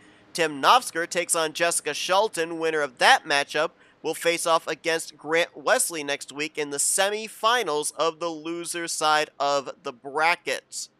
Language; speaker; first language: English; native; English